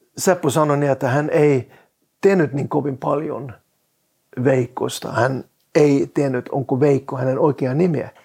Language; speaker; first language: Finnish; non-native, fluent; Norwegian